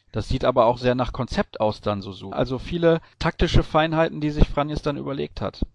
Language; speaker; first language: German; native; German